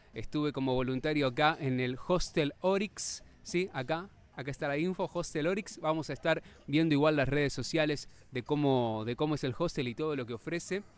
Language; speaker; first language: Spanish; native; Spanish